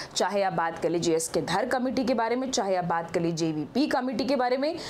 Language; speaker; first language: Hindi; native; Hindi